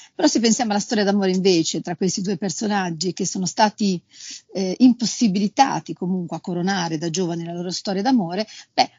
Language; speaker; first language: Italian; native; Italian